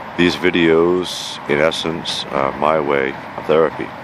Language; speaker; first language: English; native; English